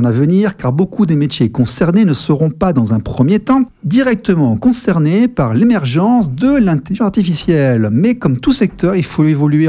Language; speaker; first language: French; native; French